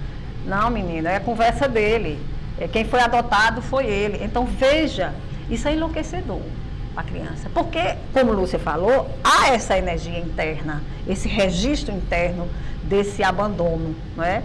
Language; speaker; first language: Portuguese; native; Portuguese